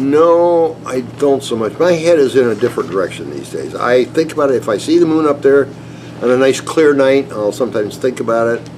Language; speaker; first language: English; native; English